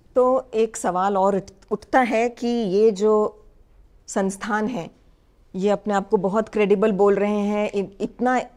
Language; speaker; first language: Hindi; native; Hindi